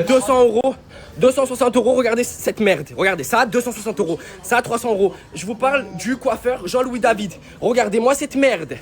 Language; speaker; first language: French; native; French